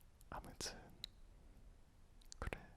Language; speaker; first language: Korean; non-native, fluent; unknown